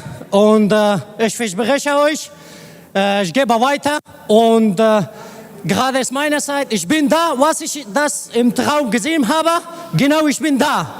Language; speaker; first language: German; non-native, learner; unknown